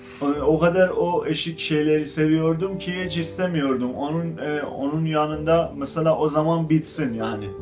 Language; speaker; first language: Turkish; non-native, fluent; Azerbaijani